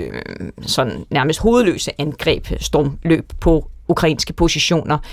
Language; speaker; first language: Danish; native; Danish